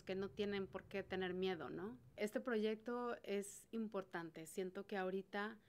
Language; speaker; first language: Spanish; native; Spanish